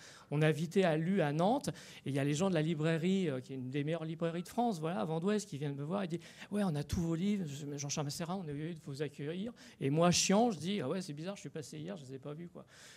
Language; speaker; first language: French; native; French